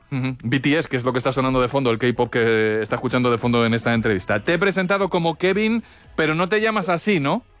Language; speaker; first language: Spanish; native; Spanish